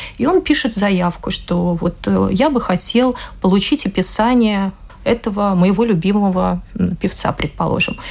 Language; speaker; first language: Russian; native; Russian